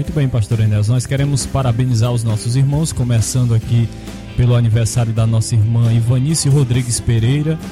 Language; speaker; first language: Portuguese; native; Portuguese